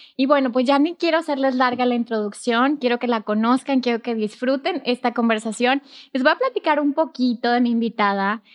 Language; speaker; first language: Spanish; native; Spanish